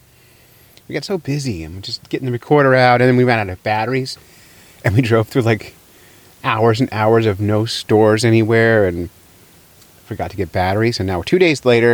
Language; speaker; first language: English; native; English